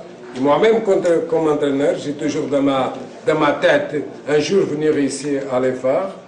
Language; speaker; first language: French; non-native, fluent; Portuguese